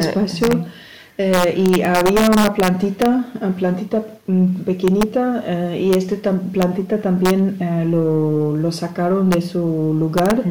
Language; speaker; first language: Spanish; non-native, fluent; German